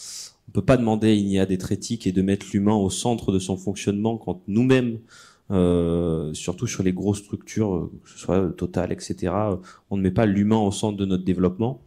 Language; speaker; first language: French; native; French